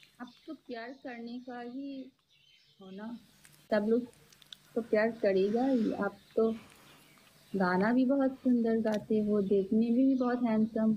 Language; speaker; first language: Hindi; non-native, learner; Bangla